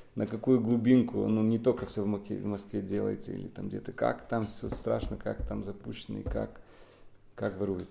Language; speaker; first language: Russian; non-native, local second language; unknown